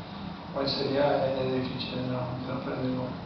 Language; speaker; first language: Italian; non-native, fluent; Spanish